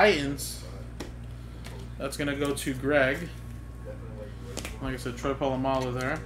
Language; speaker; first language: English; native; English